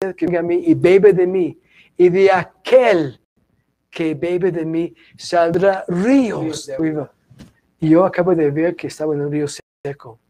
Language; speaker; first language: Spanish; non-native, fluent; English